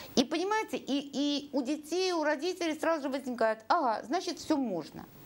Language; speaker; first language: Russian; native; Russian